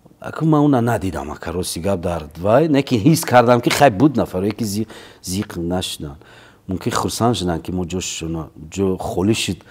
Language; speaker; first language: Tajik; native; Tajik